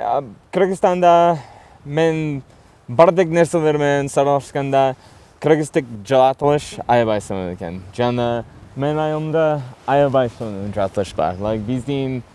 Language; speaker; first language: Kyrgyz; non-native, learner; English